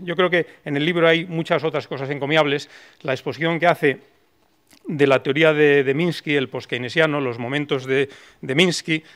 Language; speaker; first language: Spanish; native; Spanish